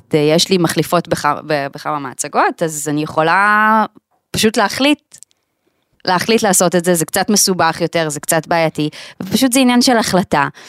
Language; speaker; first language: Hebrew; native; Hebrew